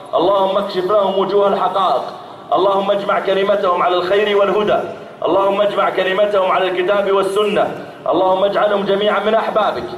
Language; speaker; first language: Arabic; native; Arabic